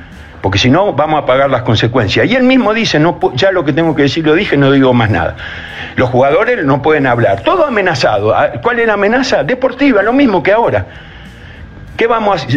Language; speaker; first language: Spanish; native; Spanish